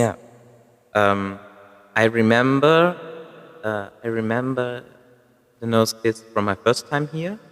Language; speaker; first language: English; non-native, fluent; German